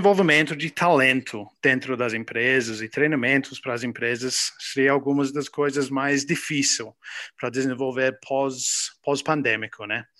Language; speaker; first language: Portuguese; non-native, learner; English